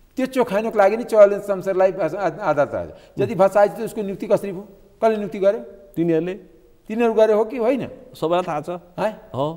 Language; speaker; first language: Nepali; non-native, local second language; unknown